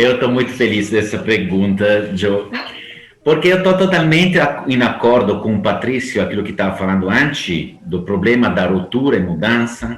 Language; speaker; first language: Portuguese; non-native, fluent; Italian